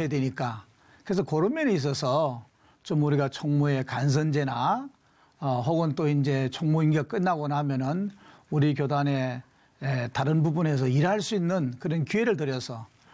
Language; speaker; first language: Korean; native; Korean